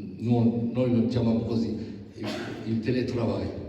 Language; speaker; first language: Italian; non-native, learner; French